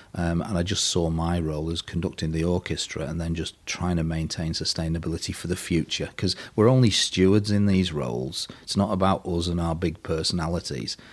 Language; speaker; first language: English; native; English